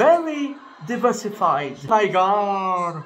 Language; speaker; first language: English; non-native, fluent; French